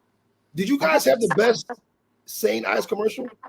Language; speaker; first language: English; native; English